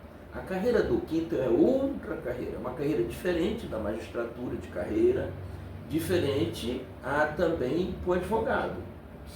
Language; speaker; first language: Portuguese; native; Portuguese